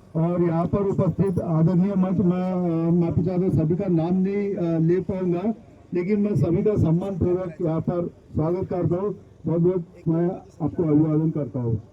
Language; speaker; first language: Hindi; non-native, local second language; Marathi